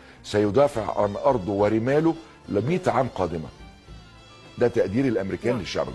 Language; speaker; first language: Arabic; native; Arabic